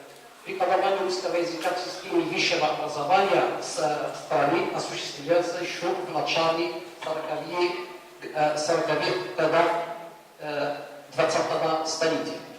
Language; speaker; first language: Russian; non-native, fluent; Arabic